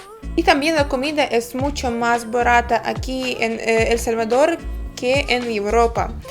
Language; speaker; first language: Spanish; non-native, fluent; Ukrainian